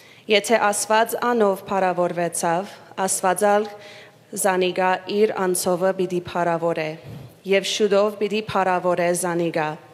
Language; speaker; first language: Armenian; early bilingual, heritage; Armenian